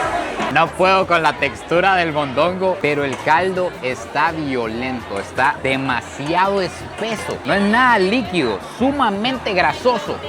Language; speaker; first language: Spanish; native; Spanish